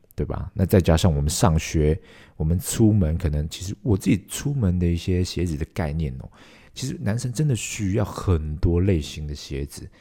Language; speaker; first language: Chinese; non-native, local second language; Cantonese